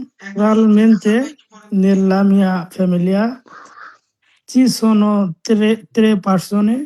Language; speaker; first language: Italian; non-native, learner; Bangla